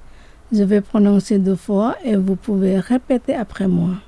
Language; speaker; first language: French; non-native, fluent; Indonesian